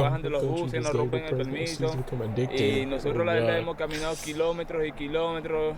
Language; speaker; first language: Spanish; native; Spanish